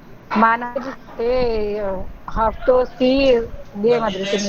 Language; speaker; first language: Persian; non-native, learner; Urdu